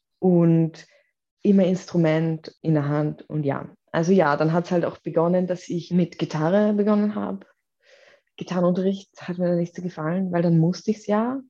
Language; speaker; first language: German; native; German